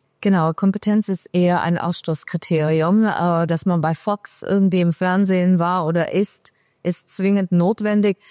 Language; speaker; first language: German; early bilingual, other home language; Persian